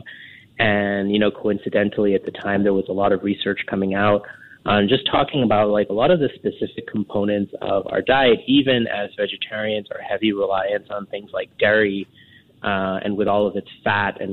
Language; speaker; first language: English; native; English